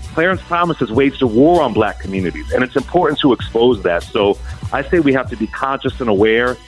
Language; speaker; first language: English; native; English